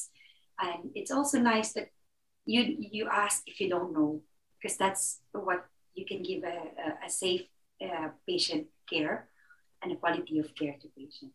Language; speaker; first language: English; non-native, local second language; Filipino